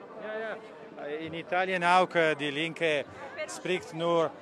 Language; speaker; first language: German; non-native, learner; Italian